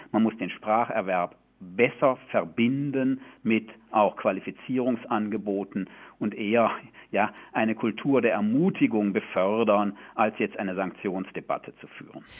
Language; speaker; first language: German; native; German